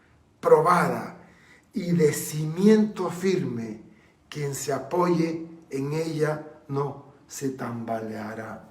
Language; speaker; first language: Spanish; native; Spanish